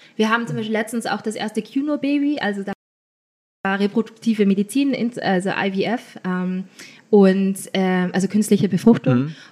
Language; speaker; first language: German; native; German